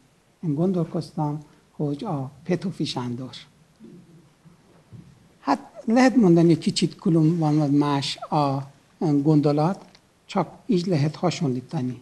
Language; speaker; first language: Hungarian; non-native, learner; Persian